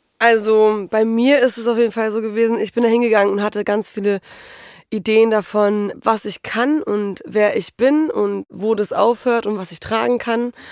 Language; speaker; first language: German; early bilingual, other home language; Polish